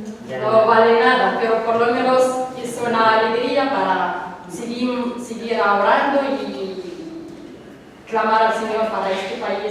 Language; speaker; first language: Spanish; non-native, learner; Arabic